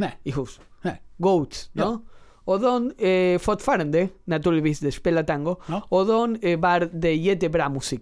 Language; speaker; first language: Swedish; non-native, learner; Spanish